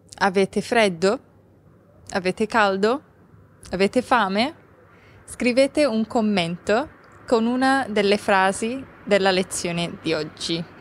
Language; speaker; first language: Italian; native; Italian